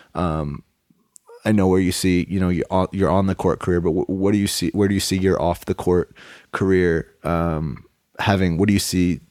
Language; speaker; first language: English; native; English